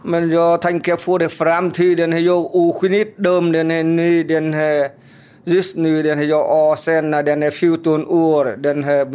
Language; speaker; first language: Swedish; non-native, learner; Vietnamese